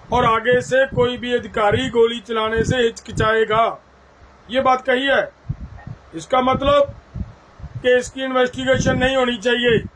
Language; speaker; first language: Hindi; native; Hindi